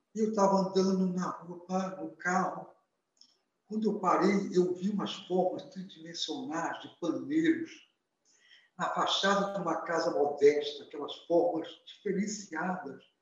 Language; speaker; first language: Portuguese; native; Portuguese